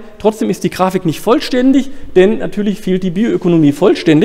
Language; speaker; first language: German; native; German